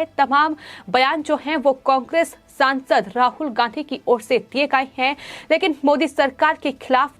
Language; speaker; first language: Hindi; native; Hindi